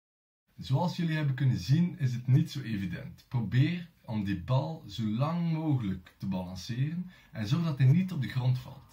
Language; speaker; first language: Dutch; native; Dutch